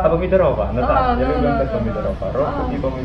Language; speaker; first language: Polish; non-native, learner; Balinese